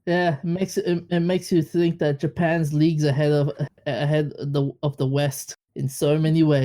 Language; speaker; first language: English; native; English